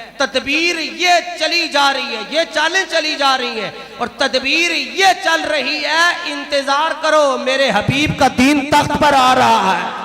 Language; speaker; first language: Urdu; non-native, local second language; Punjabi